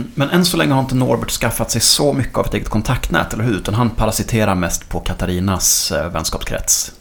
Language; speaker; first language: Swedish; native; Swedish